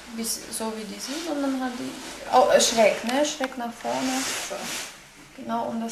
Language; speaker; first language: German; non-native, fluent; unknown